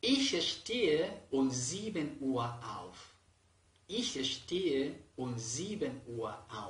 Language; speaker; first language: German; non-native, fluent; Spanish